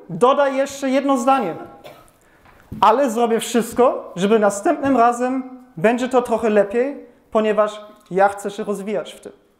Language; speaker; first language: Polish; non-native, fluent; German